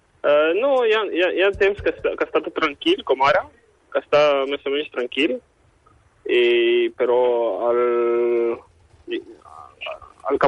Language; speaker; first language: Catalan; non-native, fluent; Ukrainian